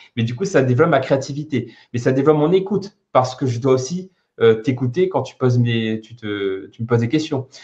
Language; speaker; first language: French; native; French